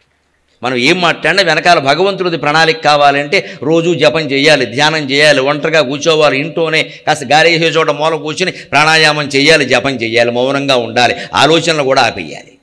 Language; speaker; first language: Telugu; native; Telugu